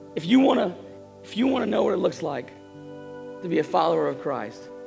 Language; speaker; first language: English; native; English